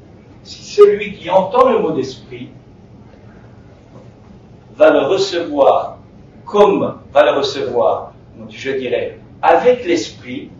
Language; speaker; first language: French; native; French